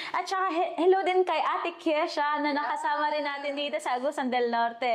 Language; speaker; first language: Filipino; non-native, local second language; Cebuano